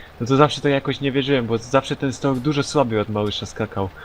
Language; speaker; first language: Polish; native; Polish